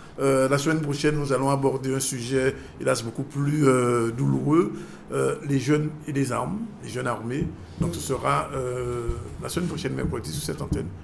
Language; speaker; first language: French; native; French